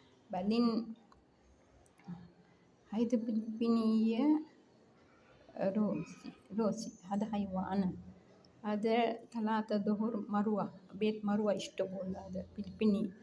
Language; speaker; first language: Arabic; non-native, learner; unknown